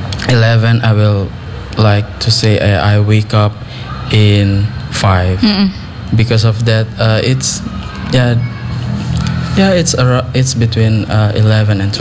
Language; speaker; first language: English; non-native, learner; Indonesian